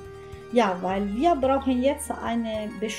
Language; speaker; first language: German; non-native, fluent; Italian